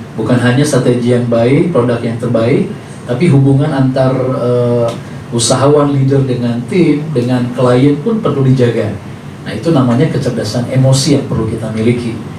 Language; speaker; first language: Indonesian; native; Indonesian